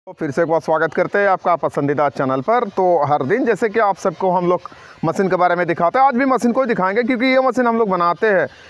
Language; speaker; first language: Hindi; non-native, local second language; Bangla